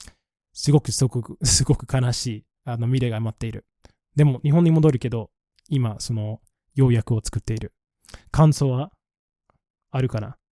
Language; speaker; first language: Japanese; non-native, fluent; English